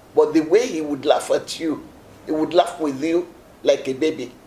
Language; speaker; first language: English; non-native, local second language; Yoruba